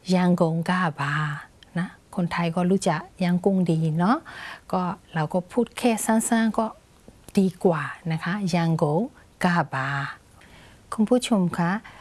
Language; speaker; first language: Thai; native; Thai